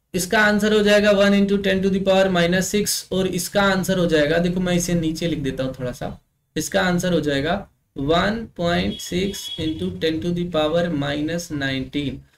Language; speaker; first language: Hindi; native; Hindi